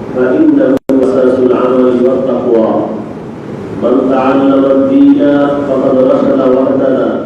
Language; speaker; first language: Arabic; non-native, fluent; Bangla